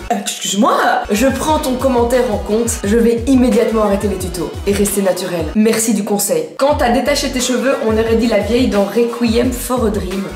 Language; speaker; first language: French; native; French